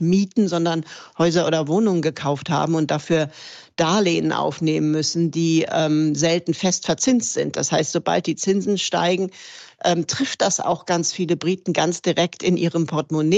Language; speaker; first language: German; native; German